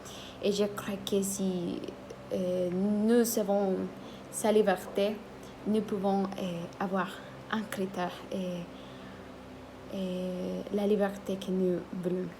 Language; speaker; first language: French; non-native, learner; Spanish